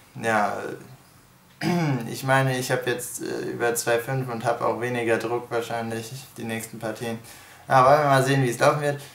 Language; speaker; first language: German; native; German